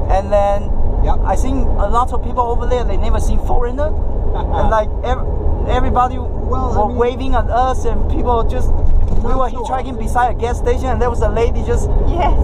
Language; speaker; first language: English; non-native, fluent; Chinese